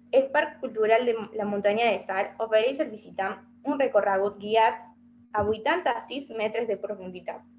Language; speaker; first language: Catalan; non-native, learner; Spanish